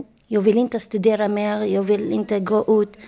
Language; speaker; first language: Swedish; non-native, learner; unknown